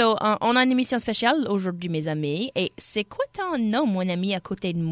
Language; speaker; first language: French; non-native, local second language; English